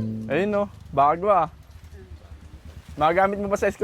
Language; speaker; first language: Filipino; native; Filipino